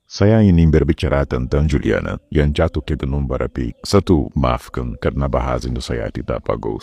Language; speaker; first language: Indonesian; non-native, learner; Portuguese